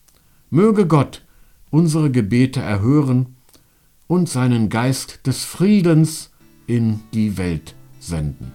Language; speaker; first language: German; native; German